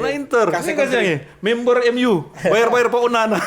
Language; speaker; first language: Indonesian; non-native, local second language; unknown